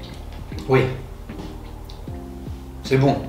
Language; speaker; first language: French; native; French